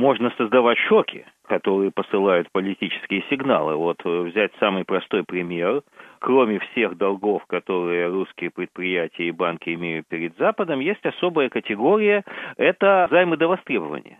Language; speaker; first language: Russian; native; Russian